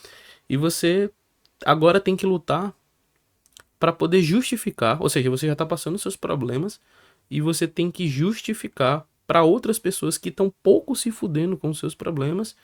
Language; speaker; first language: Portuguese; native; Portuguese